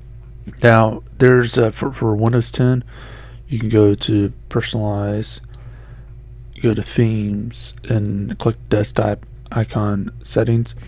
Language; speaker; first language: English; native; English